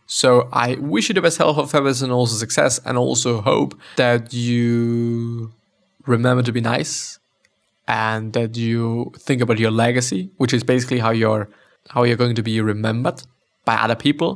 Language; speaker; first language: English; non-native, fluent; German